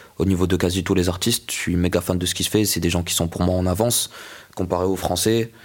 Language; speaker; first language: French; non-native, local second language; Arabic